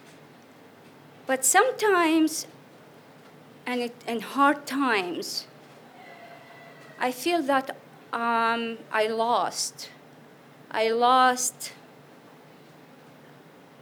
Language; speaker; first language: English; non-native, fluent; Arabic